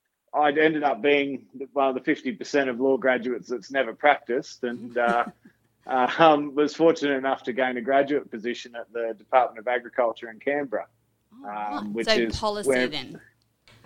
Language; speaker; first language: English; native; English